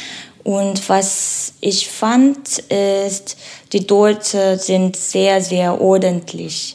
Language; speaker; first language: German; non-native, learner; Korean